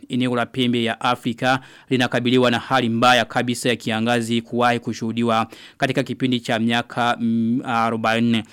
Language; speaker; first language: Swahili; non-native, local second language; Rundi